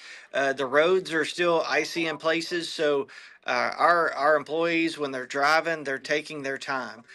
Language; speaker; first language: English; native; English